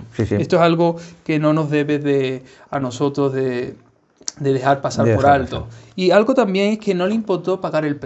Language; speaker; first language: Spanish; native; Spanish